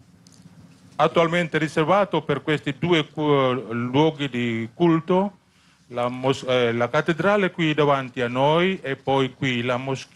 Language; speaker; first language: Italian; non-native, fluent; Indonesian